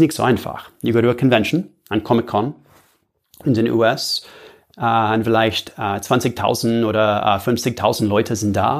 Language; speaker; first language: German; non-native, learner; English